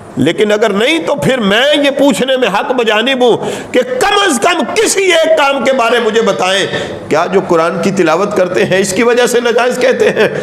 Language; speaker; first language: Urdu; non-native, local second language; Punjabi